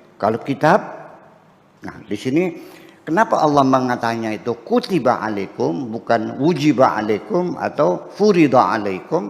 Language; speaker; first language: Indonesian; native; Indonesian